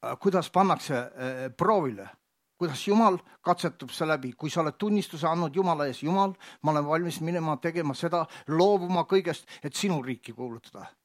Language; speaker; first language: Estonian; native; Estonian